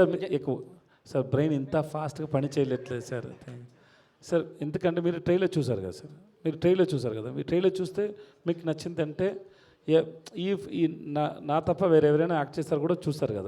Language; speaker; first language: Telugu; non-native, learner; Tamil